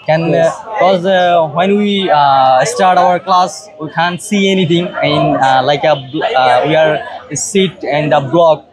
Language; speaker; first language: English; non-native, learner; Bangla